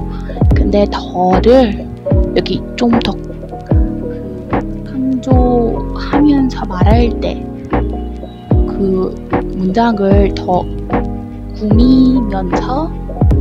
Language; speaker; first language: Korean; non-native, learner; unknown